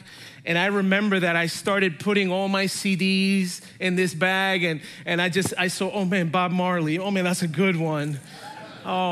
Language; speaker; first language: English; native; English